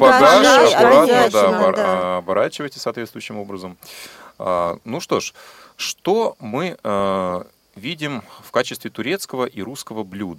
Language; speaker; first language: Russian; native; Russian